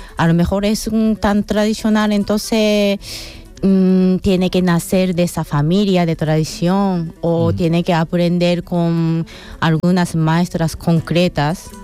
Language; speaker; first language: Spanish; non-native, fluent; Japanese